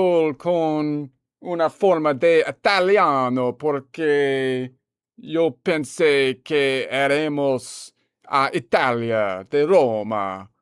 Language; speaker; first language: Spanish; non-native, learner; English